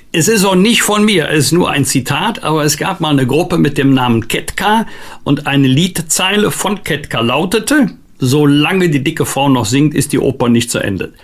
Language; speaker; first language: German; native; German